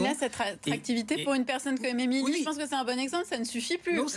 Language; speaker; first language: French; native; French